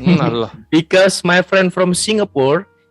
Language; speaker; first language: English; non-native, learner; Indonesian